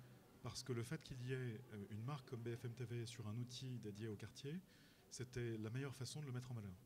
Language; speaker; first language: French; native; French